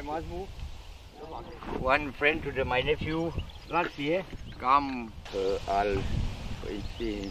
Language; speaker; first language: English; non-native, learner; Romanian